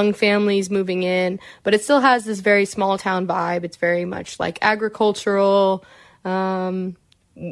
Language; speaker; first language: English; native; English